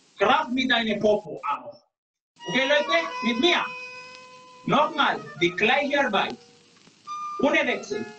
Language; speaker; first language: German; non-native, learner; Spanish